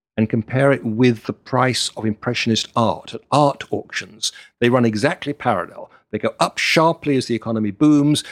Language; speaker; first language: English; native; English